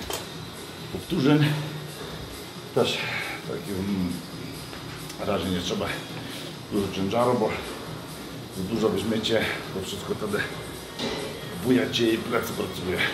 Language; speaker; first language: Polish; non-native, fluent; Lithuanian